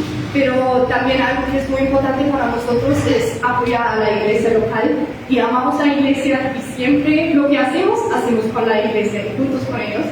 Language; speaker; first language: Spanish; non-native, fluent; German